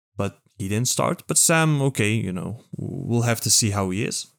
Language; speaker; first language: English; non-native, fluent; Dutch